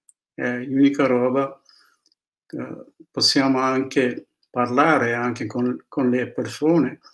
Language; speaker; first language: Italian; non-native, learner; Sinhala